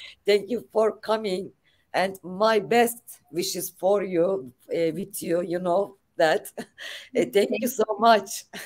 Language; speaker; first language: English; non-native, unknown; Turkish